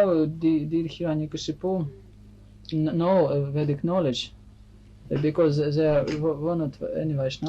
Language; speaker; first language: English; non-native, fluent; Russian